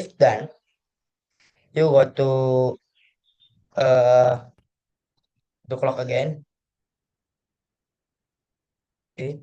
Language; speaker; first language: English; non-native, learner; Indonesian